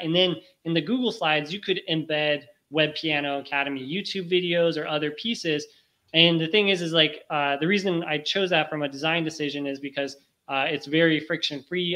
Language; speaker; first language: English; native; English